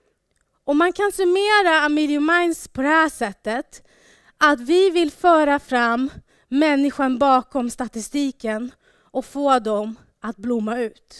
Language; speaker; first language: Swedish; early bilingual, other home language; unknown